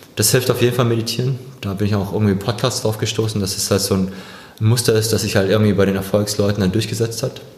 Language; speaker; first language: German; native; German